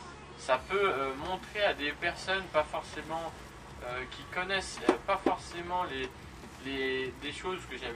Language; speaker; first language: French; native; French